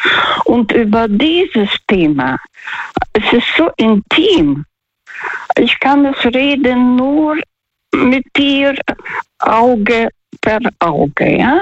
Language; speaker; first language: German; non-native, fluent; Russian